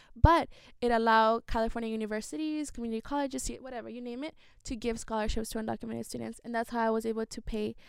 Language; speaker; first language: English; early bilingual, other home language; Spanish